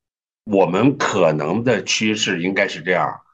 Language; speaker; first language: Chinese; native; Chinese